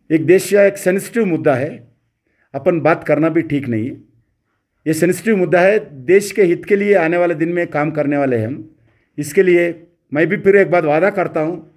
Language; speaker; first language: Hindi; non-native, local second language; Telugu